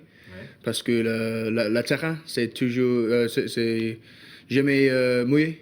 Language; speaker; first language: French; non-native, learner; English